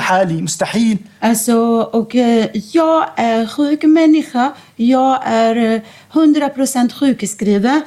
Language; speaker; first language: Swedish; non-native, fluent; Arabic